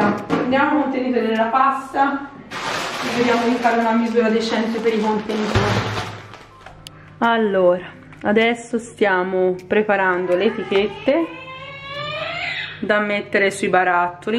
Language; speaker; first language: Italian; native; Italian